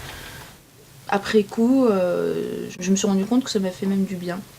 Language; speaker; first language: French; non-native, local second language; Arabic